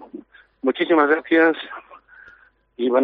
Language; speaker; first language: Spanish; native; Spanish